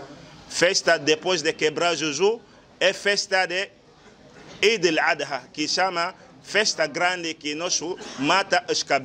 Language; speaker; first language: Portuguese; non-native, learner; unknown